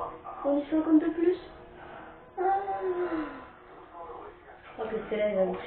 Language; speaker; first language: French; native; French